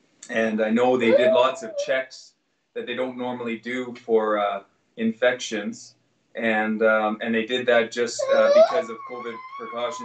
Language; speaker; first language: English; native; English